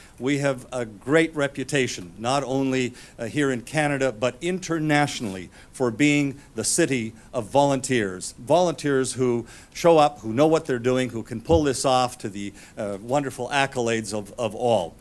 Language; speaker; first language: English; native; English